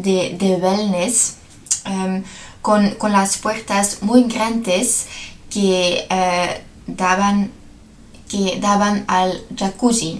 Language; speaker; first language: Spanish; non-native, learner; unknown